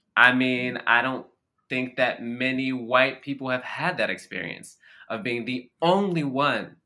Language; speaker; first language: English; native; English